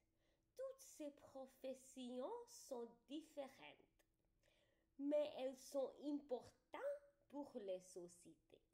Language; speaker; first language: French; non-native, learner; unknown